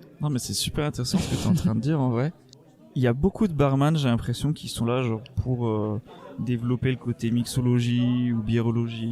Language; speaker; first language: French; native; French